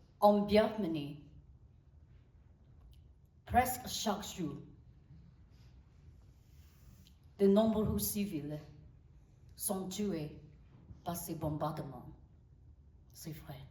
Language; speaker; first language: French; non-native, learner; Burmese